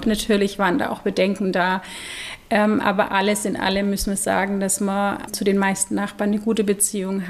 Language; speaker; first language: German; native; German